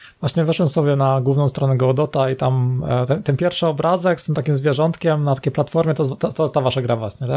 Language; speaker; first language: Polish; native; Polish